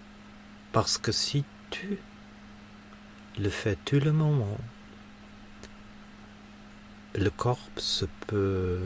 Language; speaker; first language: French; non-native, learner; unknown